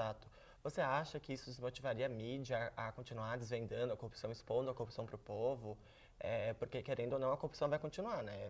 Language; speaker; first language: Portuguese; native; Portuguese